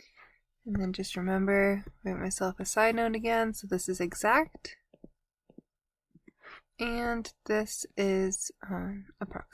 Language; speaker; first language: English; native; English